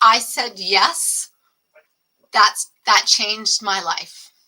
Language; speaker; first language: English; native; English